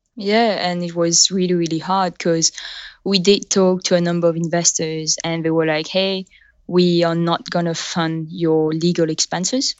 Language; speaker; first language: English; non-native, fluent; French